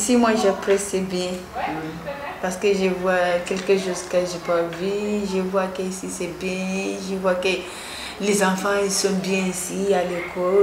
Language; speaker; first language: French; non-native, learner; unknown